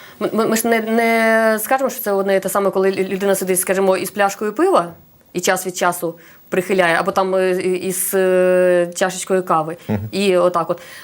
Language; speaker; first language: Ukrainian; non-native, local second language; Russian